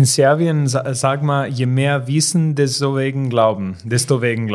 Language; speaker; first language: German; non-native, fluent; Serbian